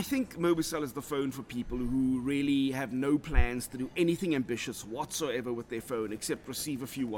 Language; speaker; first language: English; native; English